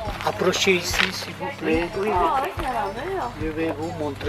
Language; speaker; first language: French; non-native, fluent; Spanish